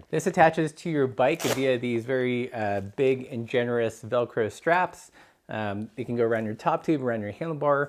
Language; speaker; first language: English; native; English